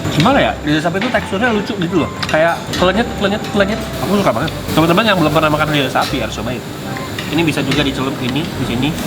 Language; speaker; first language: Indonesian; native; Indonesian